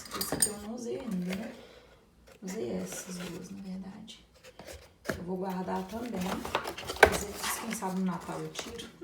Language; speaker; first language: Portuguese; native; Portuguese